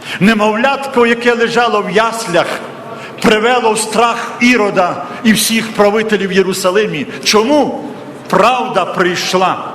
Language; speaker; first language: Ukrainian; native; Ukrainian